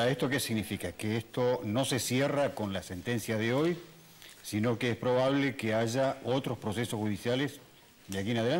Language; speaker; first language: Spanish; native; Spanish